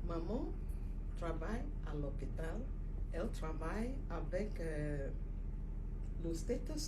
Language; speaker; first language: French; non-native, fluent; Igbo